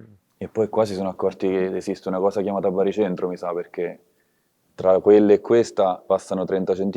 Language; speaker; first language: Italian; native; Italian